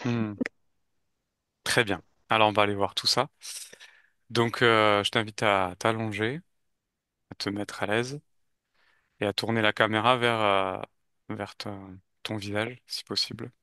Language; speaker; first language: French; native; French